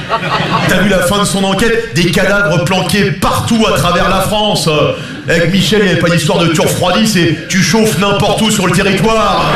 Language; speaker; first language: French; native; French